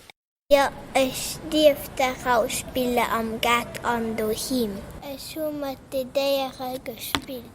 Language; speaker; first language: German; non-native, local second language; Luxembourgish